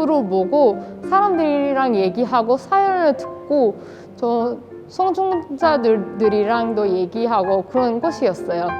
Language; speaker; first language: Korean; non-native, fluent; Persian